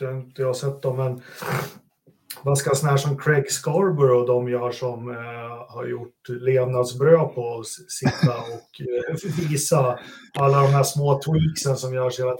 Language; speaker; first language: Swedish; native; Swedish